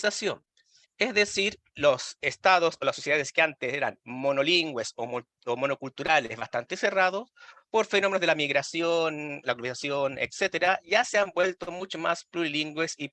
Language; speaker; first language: Spanish; native; Spanish